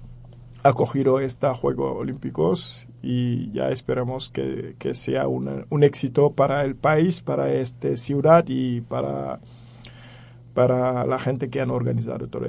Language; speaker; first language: Spanish; non-native, fluent; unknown